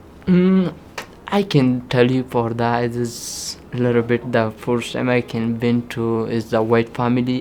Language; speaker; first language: English; non-native, learner; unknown